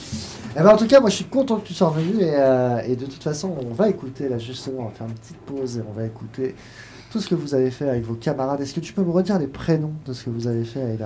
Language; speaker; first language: French; native; French